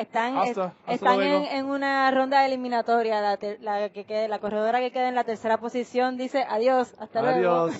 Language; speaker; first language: Spanish; native; Spanish